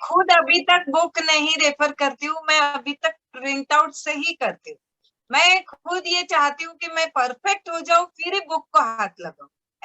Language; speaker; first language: Hindi; native; Hindi